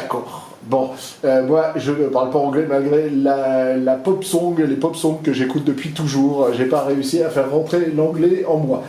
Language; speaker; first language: French; native; French